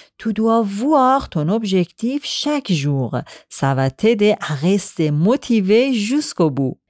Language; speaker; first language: French; non-native, fluent; Persian